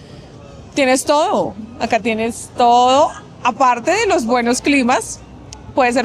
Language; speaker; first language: Spanish; native; Spanish